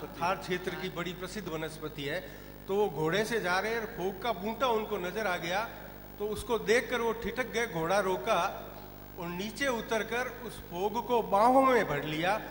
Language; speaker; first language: Hindi; non-native, local second language; Rajasthani